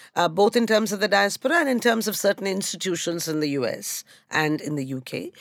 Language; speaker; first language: English; non-native, local second language; Bangla